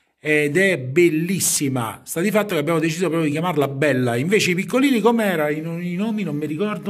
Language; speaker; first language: Italian; native; Italian